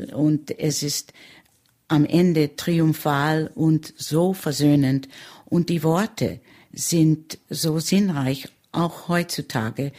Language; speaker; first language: German; early bilingual, heritage; German